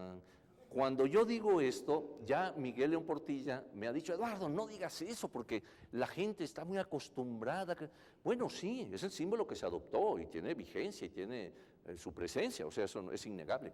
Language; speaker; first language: Spanish; native; Spanish